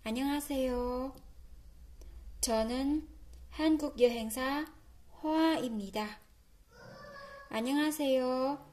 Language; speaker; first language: Korean; non-native, fluent; Vietnamese